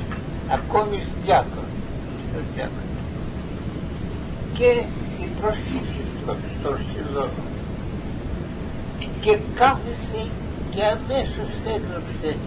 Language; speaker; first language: Greek; non-native, learner; Russian